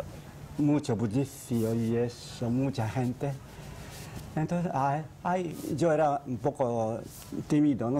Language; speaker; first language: Spanish; non-native, fluent; Japanese